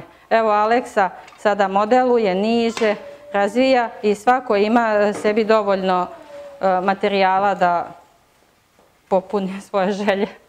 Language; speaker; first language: Serbian; native; Serbian